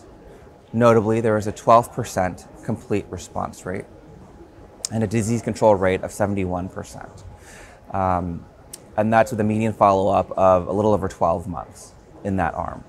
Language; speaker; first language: English; native; English